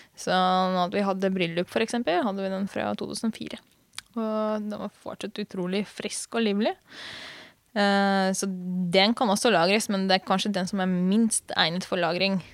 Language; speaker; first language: Norwegian; non-native, fluent; Hungarian